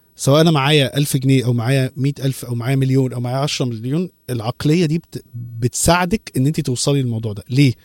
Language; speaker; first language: Arabic; early bilingual, heritage; Arabic